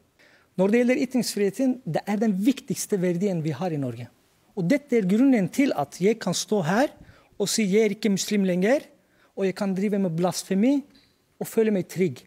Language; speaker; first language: Norwegian; non-native, fluent; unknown